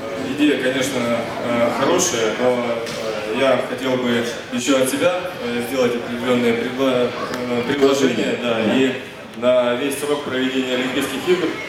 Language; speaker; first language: Russian; native; Russian